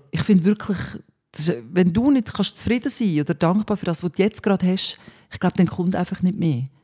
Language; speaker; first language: German; early bilingual, other home language; Swiss German